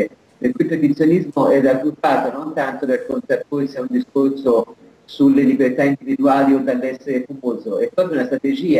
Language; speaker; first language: Italian; native; Italian